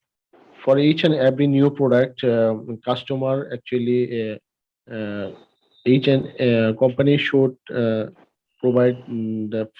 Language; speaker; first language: English; non-native, learner; Bangla